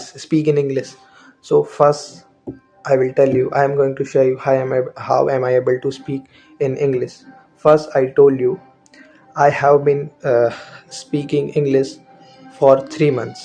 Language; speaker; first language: English; non-native, learner; Hindi